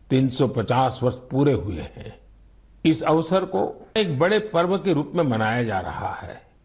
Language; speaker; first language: Hindi; non-native, local second language; Gujarati